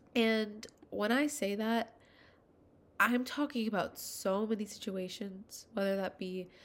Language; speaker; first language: English; early bilingual, other home language; Hindi